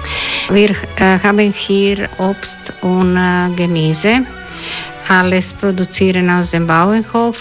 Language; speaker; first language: German; non-native, learner; Croatian